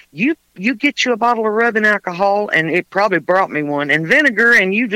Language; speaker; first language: English; native; English